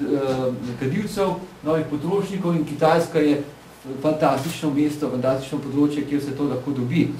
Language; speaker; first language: Slovenian; native; Slovenian